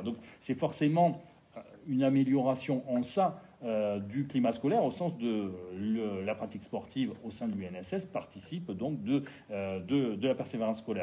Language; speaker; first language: French; native; French